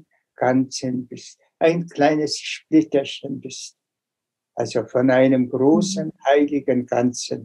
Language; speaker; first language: German; non-native, fluent; Tuvinian